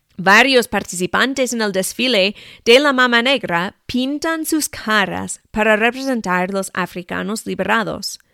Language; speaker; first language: Spanish; non-native, fluent; English